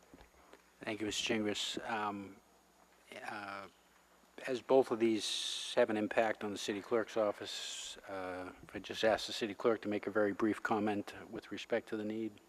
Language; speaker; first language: English; native; English